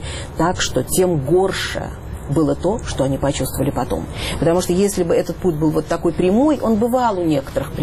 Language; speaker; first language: Russian; native; Russian